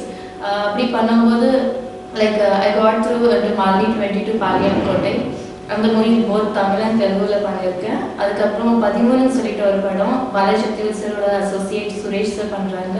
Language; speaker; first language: Tamil; non-native, local second language; Telugu